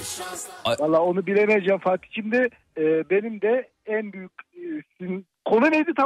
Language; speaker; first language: Turkish; native; Turkish